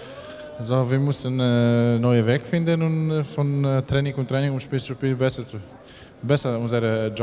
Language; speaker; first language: German; non-native, learner; Polish